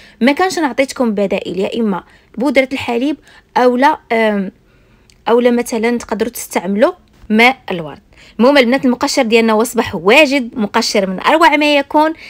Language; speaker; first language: Arabic; native; Arabic